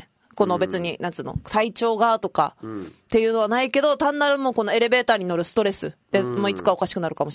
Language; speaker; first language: Japanese; native; Japanese